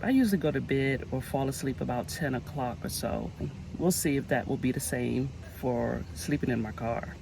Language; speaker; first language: English; native; English